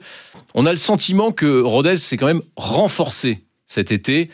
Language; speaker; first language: French; native; French